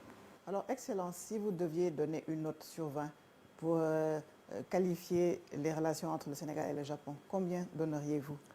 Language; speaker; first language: French; non-native, local second language; Wolof